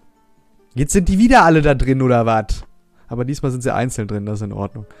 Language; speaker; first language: German; native; German